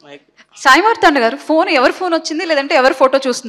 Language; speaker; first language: Telugu; native; Telugu